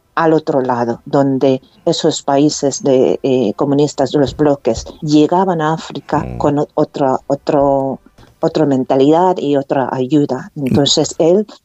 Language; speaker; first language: Spanish; non-native, fluent; Korean